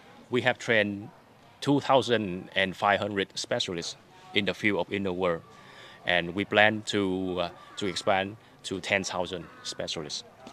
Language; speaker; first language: English; non-native, fluent; Vietnamese